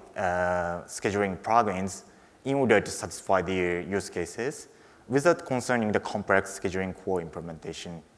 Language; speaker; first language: English; non-native, fluent; Japanese